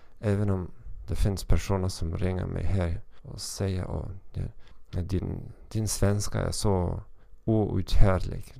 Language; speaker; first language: Swedish; non-native, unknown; German